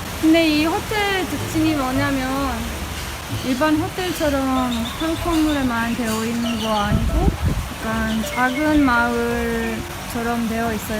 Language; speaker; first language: Korean; non-native, fluent; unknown